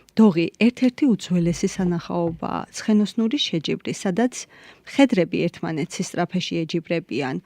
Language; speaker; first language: Georgian; native; Georgian